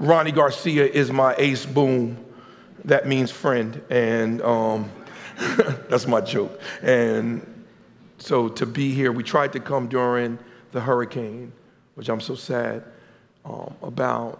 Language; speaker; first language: English; native; English